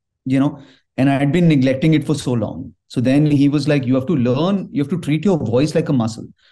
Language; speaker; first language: English; non-native, local second language; Hindi